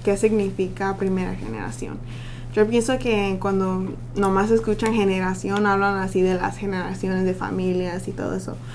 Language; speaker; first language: Spanish; early bilingual, heritage; Spanish